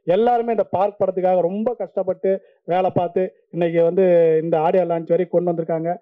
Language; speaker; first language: Tamil; native; Tamil